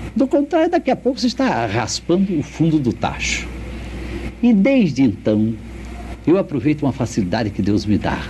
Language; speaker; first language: Portuguese; native; Portuguese